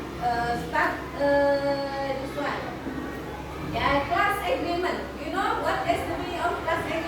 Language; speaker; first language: English; non-native, learner; Indonesian